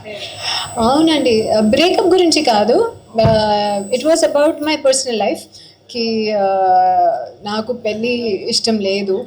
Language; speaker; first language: Telugu; non-native, learner; Hindi